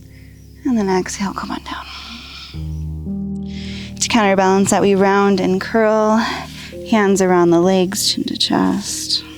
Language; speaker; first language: English; native; English